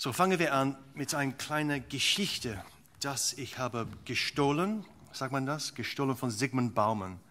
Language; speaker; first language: German; non-native, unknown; English